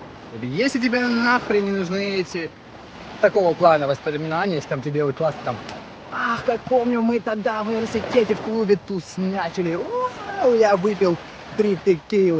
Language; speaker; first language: Russian; native; Russian